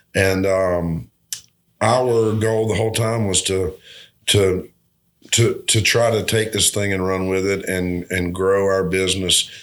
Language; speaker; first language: English; native; English